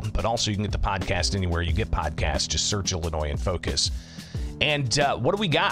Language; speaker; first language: English; native; English